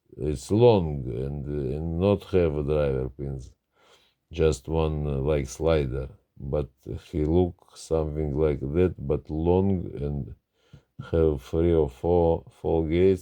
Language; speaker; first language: English; non-native, learner; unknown